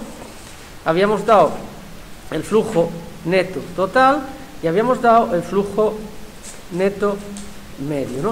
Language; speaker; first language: Spanish; native; Spanish